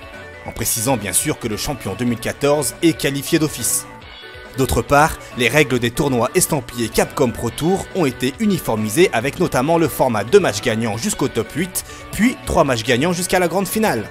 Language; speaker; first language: French; native; French